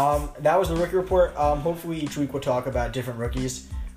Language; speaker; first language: English; native; English